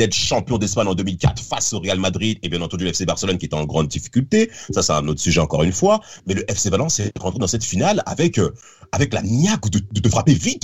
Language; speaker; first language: French; native; French